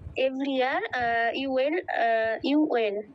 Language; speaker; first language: English; non-native, learner; Bangla